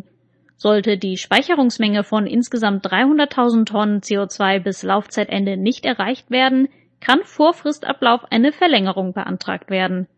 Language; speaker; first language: German; native; German